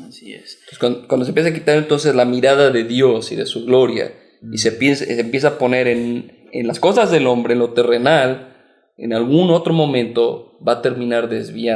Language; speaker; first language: Spanish; native; Spanish